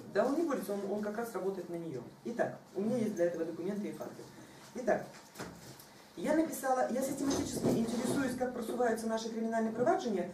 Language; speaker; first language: Russian; non-native, local second language; Ukrainian